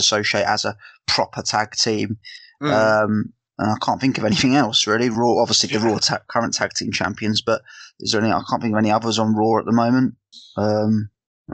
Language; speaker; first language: English; native; English